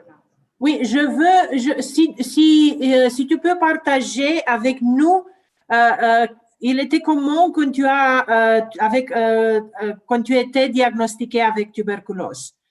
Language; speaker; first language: French; non-native, learner; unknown